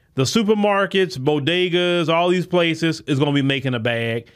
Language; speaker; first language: English; native; English